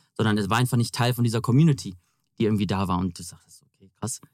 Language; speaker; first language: German; native; German